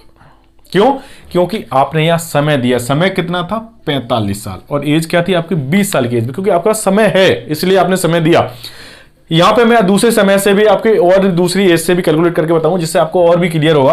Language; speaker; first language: Hindi; native; Hindi